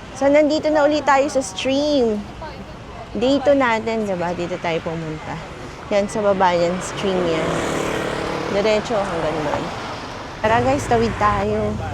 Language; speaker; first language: Filipino; native; Filipino